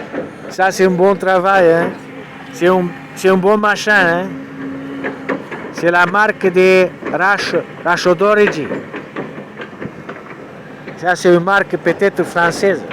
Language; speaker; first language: French; non-native, learner; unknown